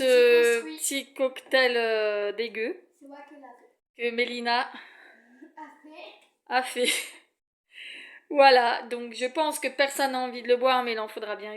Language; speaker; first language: French; native; French